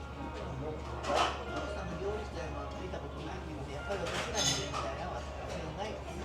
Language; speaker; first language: Japanese; native; Japanese